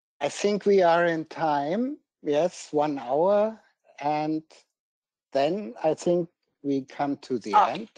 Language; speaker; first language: English; non-native, fluent; German